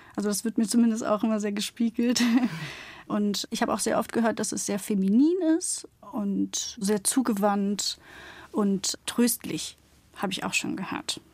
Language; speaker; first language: German; early bilingual, other home language; Turkish